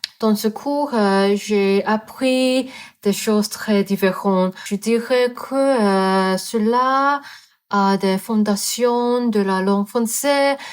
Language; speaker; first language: French; non-native, learner; Cantonese